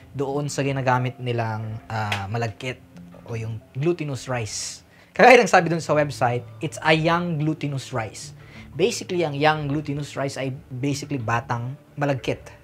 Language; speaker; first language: Filipino; non-native, local second language; Pangasinan